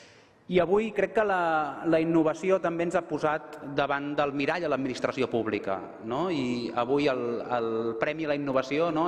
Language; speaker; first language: Catalan; native; Catalan